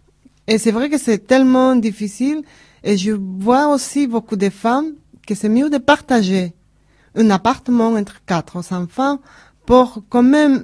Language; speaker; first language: French; non-native, learner; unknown